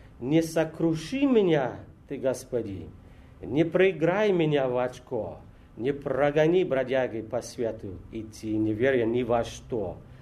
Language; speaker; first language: Russian; non-native, fluent; English